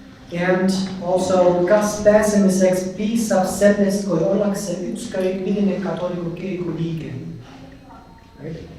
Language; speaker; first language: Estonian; non-native, learner; English